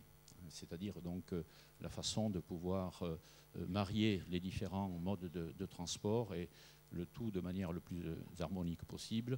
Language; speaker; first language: French; native; French